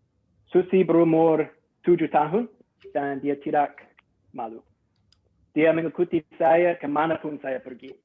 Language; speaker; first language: Indonesian; non-native, fluent; English